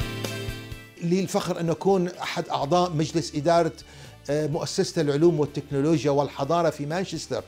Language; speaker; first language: Arabic; native; Arabic